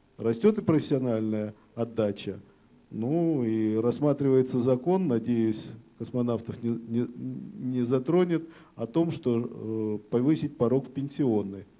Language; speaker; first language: Russian; native; Russian